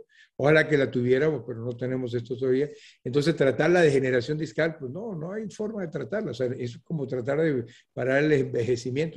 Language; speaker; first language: Spanish; native; Spanish